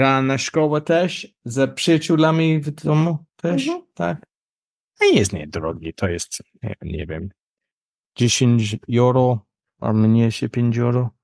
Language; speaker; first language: Polish; non-native, learner; English